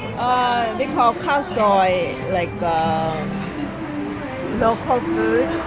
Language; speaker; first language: English; non-native, learner; Thai